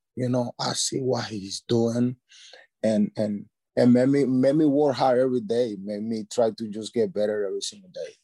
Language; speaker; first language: English; non-native, learner; Spanish